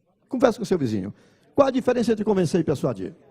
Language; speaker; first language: Portuguese; native; Portuguese